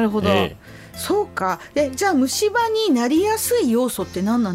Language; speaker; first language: Japanese; native; Japanese